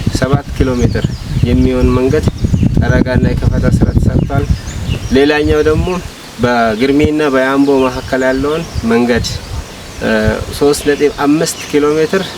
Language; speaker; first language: Amharic; non-native, local second language; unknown